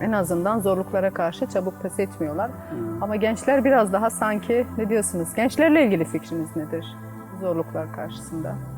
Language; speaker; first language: Turkish; native; Turkish